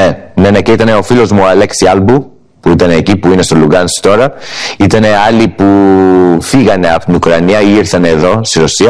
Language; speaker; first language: Greek; early bilingual, heritage; English